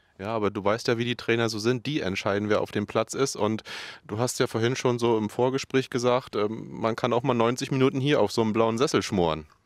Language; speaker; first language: German; native; German